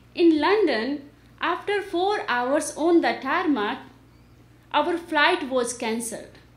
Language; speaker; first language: English; non-native, local second language; Nepali